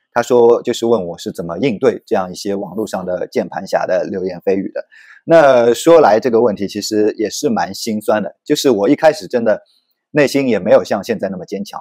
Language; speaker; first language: Chinese; native; Chinese